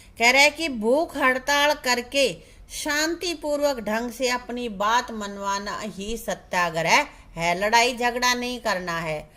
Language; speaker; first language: Hindi; native; Hindi